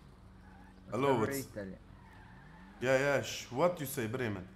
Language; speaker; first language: English; non-native, learner; Turkish